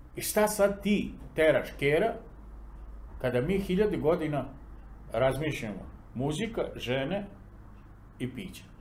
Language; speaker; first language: Serbian; non-native, local second language; Romany